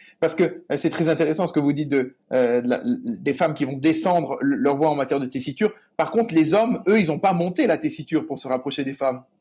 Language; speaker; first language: French; native; French